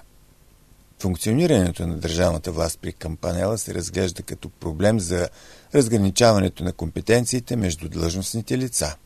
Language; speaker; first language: Bulgarian; native; Bulgarian